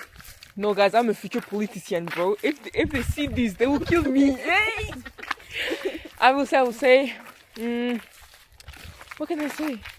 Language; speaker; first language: English; non-native, fluent; French